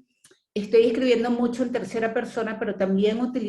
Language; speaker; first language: Spanish; native; Spanish